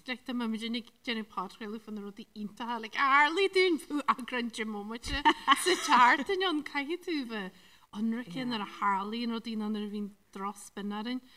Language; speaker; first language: Irish; native; Irish